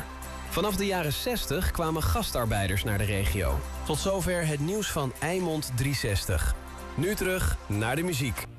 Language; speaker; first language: Dutch; native; Dutch